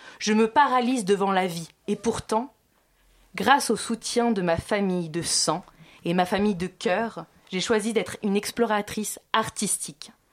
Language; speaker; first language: French; native; French